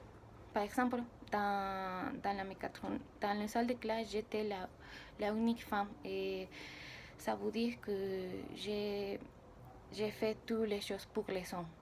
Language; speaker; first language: French; non-native, learner; Spanish